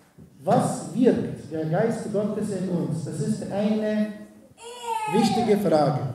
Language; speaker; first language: German; non-native, fluent; Arabic